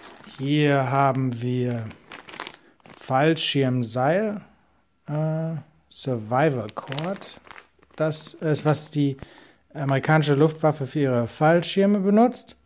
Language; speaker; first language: German; native; German